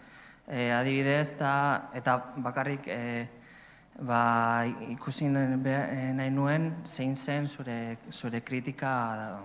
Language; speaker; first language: Basque; non-native, learner; Spanish